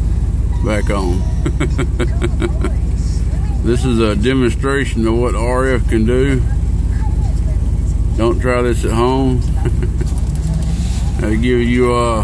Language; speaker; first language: English; native; English